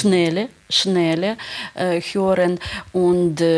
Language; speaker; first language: German; non-native, learner; Ukrainian